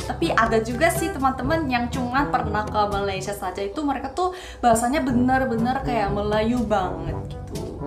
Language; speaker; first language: Indonesian; non-native, fluent; Korean